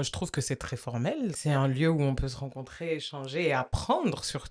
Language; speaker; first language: French; native; French